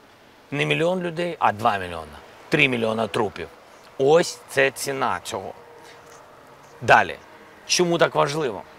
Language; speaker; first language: Ukrainian; non-native, local second language; Russian